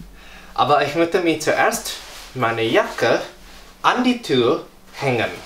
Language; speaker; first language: German; non-native, fluent; Indonesian